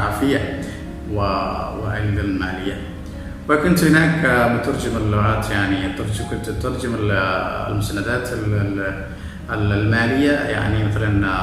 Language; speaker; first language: Arabic; non-native, fluent; Malayalam